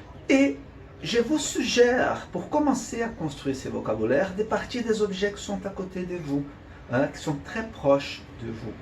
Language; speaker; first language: French; non-native, fluent; Portuguese